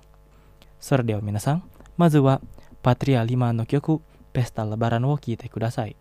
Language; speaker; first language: Japanese; non-native, fluent; Indonesian